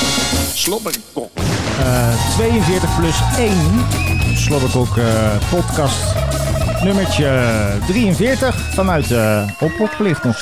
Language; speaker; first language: Dutch; native; Dutch